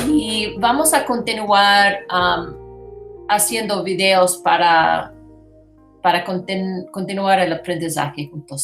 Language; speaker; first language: Spanish; non-native, fluent; English